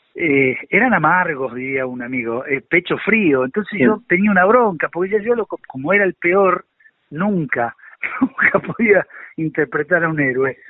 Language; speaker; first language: Spanish; native; Spanish